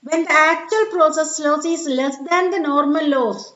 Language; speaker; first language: English; non-native, local second language; Malayalam